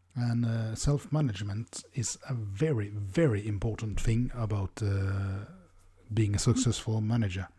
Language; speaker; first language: English; non-native, fluent; Norwegian